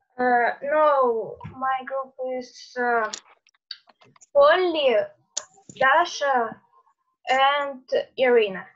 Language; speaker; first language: English; non-native, learner; Russian